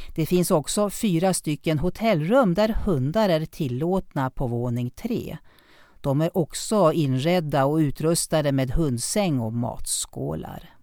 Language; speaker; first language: Swedish; native; Swedish